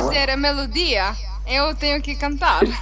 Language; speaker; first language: Portuguese; non-native, learner; Italian